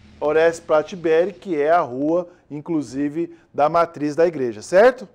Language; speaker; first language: Portuguese; native; Portuguese